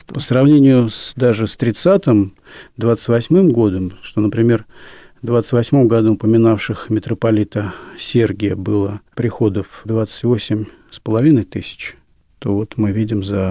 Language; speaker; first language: Russian; native; Russian